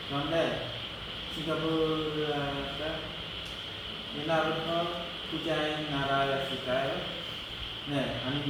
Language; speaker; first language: Korean; non-native, learner; Khmer